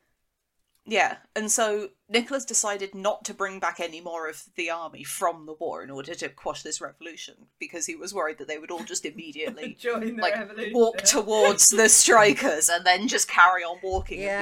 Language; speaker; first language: English; native; English